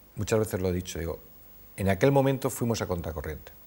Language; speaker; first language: Spanish; native; Spanish